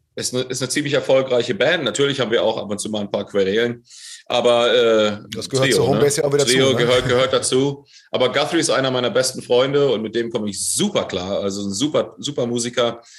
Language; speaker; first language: German; native; German